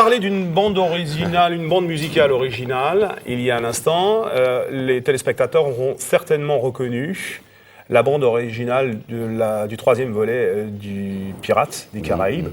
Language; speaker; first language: French; native; French